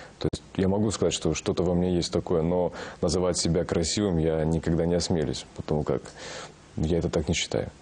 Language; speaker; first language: Russian; non-native, local second language; Kazakh